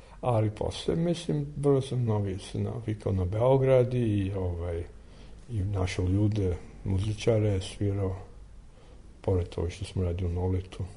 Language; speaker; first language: Serbian; non-native, fluent; English